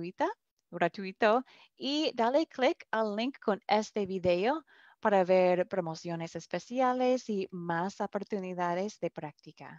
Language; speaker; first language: Spanish; non-native, fluent; English